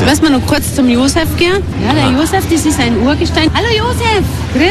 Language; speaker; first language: German; native; German